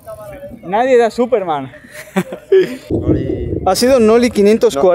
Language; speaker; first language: Spanish; native; Spanish